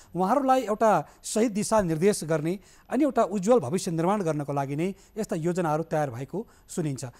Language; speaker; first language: Nepali; native; Nepali